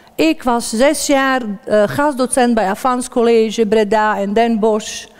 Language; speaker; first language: Dutch; non-native, fluent; Bosnian